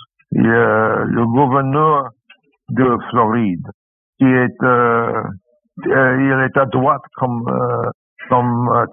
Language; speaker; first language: French; non-native, fluent; English